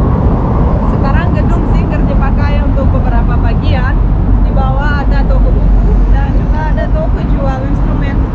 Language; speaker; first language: Indonesian; non-native, fluent; Russian